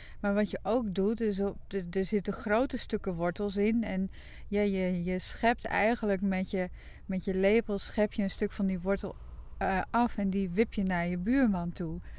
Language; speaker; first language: Dutch; non-native, local second language; Western Frisian